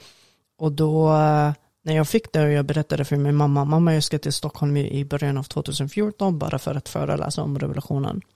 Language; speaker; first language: Swedish; non-native, fluent; Arabic